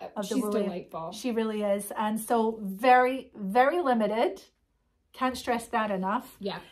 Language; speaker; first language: English; native; English